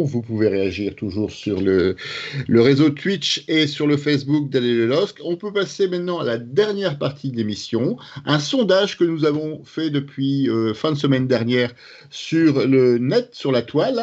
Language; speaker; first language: French; native; French